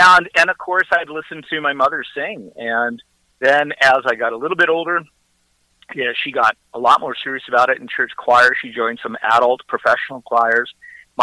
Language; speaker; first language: English; native; English